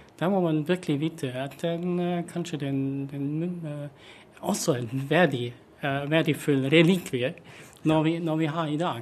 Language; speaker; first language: Norwegian; non-native, learner; German